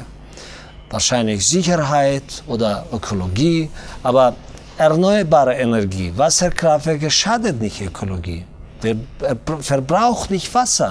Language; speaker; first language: German; non-native, fluent; Tajik